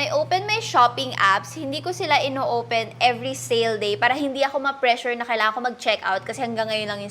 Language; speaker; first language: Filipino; native; Filipino